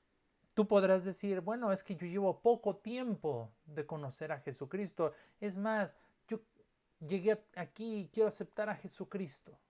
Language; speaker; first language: Spanish; native; Spanish